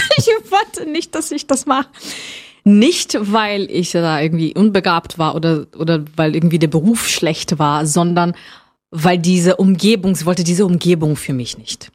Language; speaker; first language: German; non-native, fluent; Portuguese